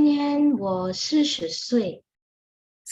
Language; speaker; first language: Chinese; non-native, learner; Indonesian